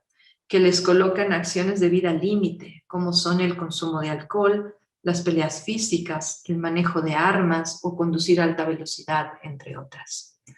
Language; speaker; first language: Spanish; native; Spanish